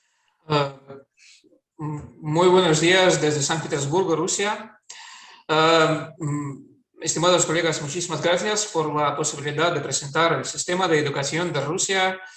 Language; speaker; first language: Spanish; non-native, fluent; Russian